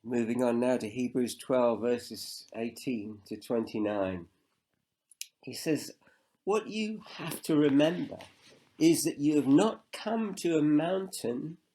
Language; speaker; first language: English; native; English